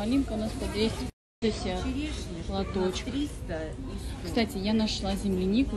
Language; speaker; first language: Russian; native; Russian